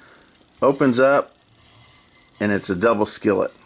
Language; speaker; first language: English; native; English